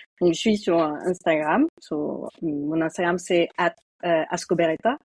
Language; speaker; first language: French; non-native, fluent; Spanish